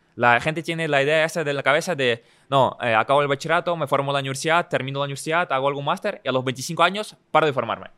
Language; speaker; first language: Spanish; early bilingual, other home language; Russian